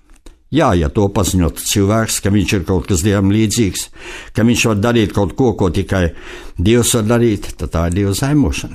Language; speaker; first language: Latvian; native; Latvian